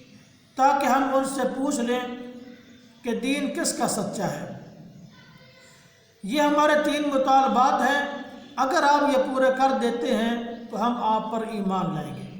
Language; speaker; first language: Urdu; non-native, local second language; Punjabi